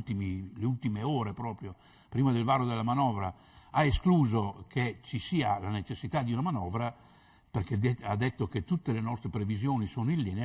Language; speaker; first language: Italian; native; Italian